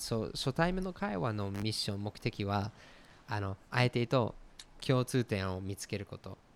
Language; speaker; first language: Japanese; non-native, fluent; English